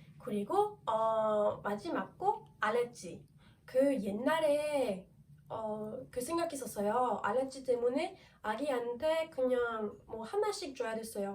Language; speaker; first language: Korean; non-native, learner; French